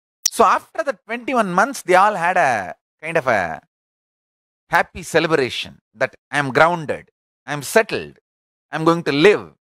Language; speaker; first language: English; non-native, local second language; Tamil